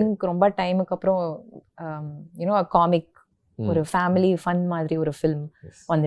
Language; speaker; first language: Tamil; non-native, local second language; Kannada